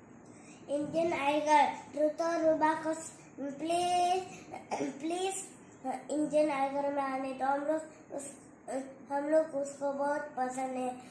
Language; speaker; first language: Hindi; non-native, local second language; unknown